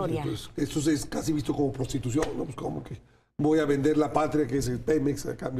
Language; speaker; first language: Spanish; native; Spanish